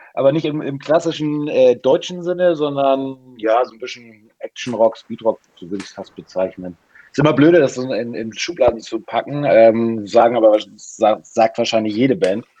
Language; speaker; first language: German; native; German